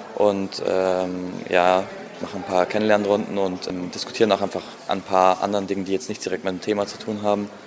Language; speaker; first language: German; native; German